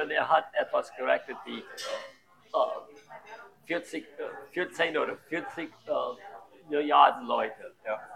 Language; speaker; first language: German; non-native, learner; English